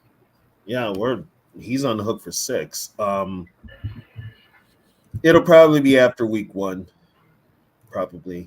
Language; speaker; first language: English; native; English